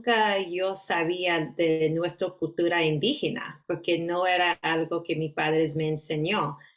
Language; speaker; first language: Spanish; early bilingual, heritage; Spanish